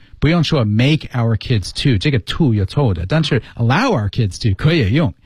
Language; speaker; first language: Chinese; non-native, learner; English